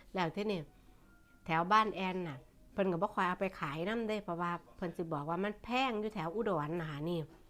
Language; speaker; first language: Thai; native; Thai